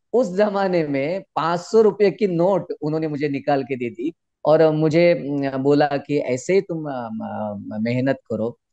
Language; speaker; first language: Hindi; non-native, local second language; Konkani